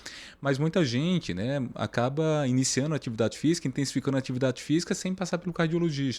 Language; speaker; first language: Portuguese; native; Portuguese